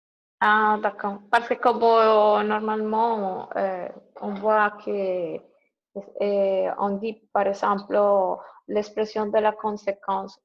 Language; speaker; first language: French; non-native, learner; Spanish